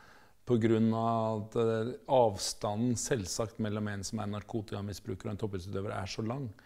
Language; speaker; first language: Norwegian; native; Norwegian